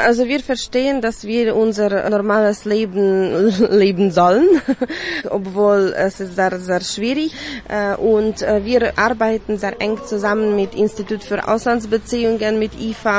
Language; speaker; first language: German; early bilingual, heritage; German